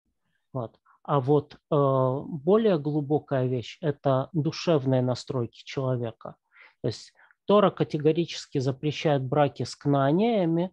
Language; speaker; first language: Russian; native; Russian